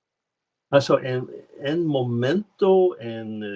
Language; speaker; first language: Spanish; non-native, learner; French